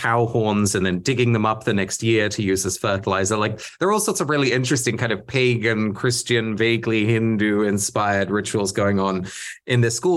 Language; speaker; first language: English; early bilingual, other home language; Dutch